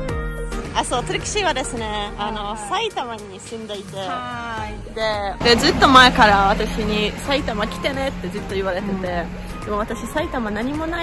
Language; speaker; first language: Japanese; non-native, fluent; Hungarian